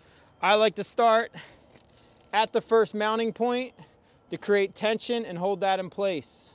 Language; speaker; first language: English; native; English